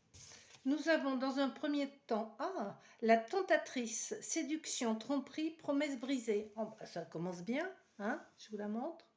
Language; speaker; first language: French; native; French